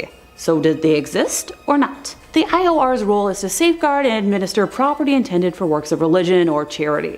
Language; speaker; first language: English; native; English